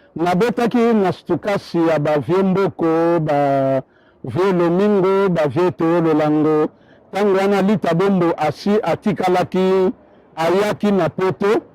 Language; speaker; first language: Lingala; native; Lingala